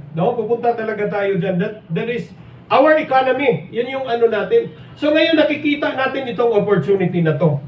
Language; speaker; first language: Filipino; non-native, local second language; Cebuano